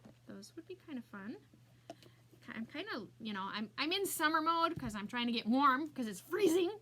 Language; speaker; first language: English; native; English